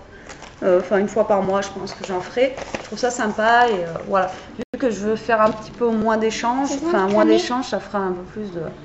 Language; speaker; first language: French; native; French